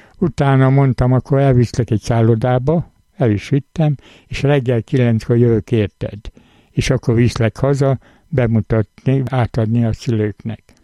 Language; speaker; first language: Hungarian; native; Hungarian